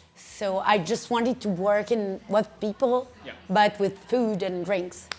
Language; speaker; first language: English; non-native, fluent; Italian